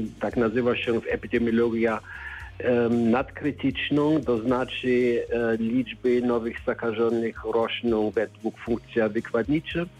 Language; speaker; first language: Polish; non-native, learner; German